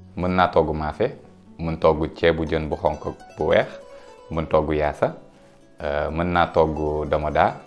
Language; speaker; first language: Wolof; non-native, local second language; Soninke